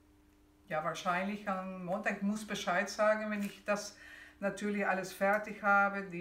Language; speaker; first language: German; non-native, fluent; Spanish